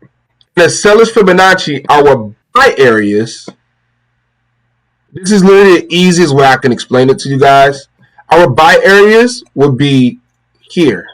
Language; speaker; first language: English; native; English